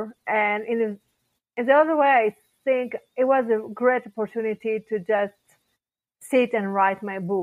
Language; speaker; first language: English; non-native, fluent; French